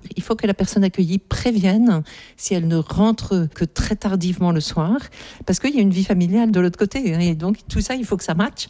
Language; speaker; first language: French; native; French